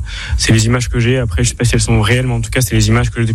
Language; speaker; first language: French; native; French